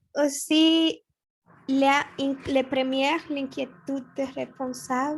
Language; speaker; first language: French; non-native, learner; Spanish